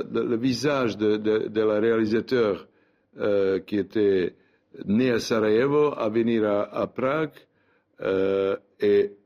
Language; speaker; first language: French; non-native, learner; Serbian